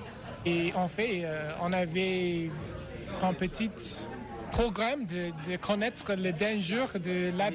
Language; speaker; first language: French; non-native, fluent; English